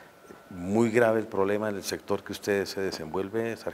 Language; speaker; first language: Spanish; native; Spanish